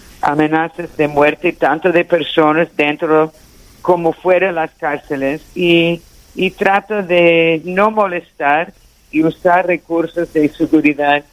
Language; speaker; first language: Spanish; early bilingual, heritage; Spanish